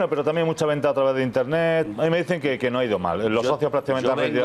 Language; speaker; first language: Spanish; native; Spanish